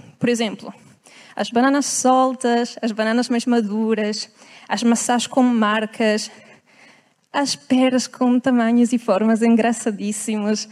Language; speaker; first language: Portuguese; non-native, fluent; Italian